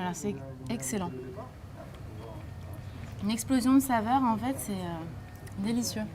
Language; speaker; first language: French; native; French